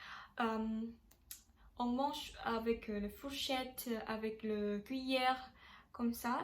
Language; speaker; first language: French; non-native, learner; Indonesian